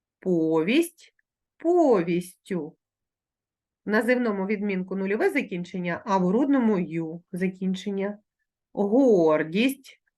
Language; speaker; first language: Ukrainian; native; Ukrainian